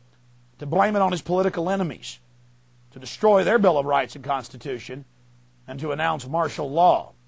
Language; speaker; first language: English; native; English